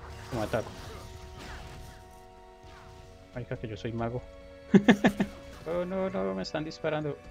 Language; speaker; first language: Spanish; native; Spanish